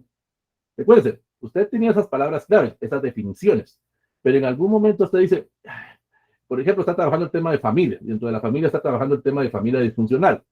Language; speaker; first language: Spanish; native; Spanish